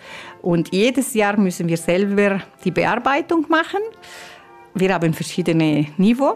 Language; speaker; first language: German; non-native, fluent; Italian